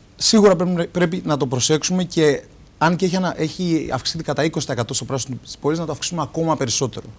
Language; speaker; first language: Greek; native; Greek